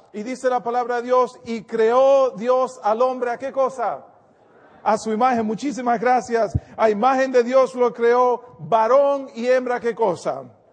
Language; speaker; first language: Spanish; native; Spanish